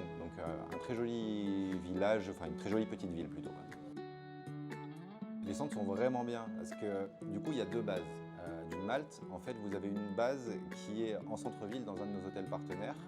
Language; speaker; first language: French; native; French